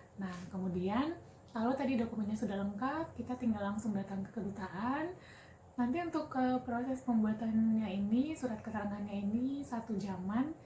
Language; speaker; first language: Indonesian; native; Indonesian